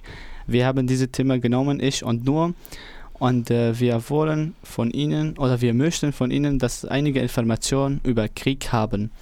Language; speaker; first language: German; non-native, learner; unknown